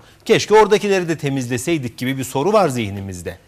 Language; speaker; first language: Turkish; native; Turkish